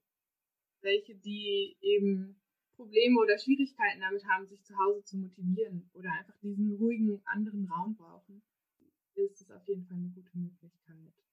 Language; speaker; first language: German; native; German